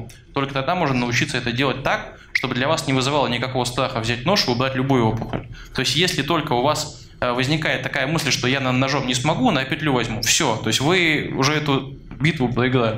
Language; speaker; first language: Russian; native; Russian